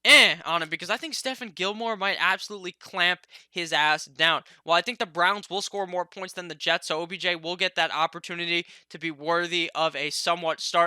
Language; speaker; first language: English; native; English